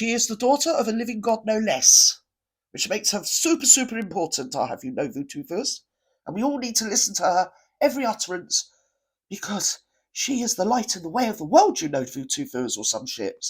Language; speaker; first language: English; native; English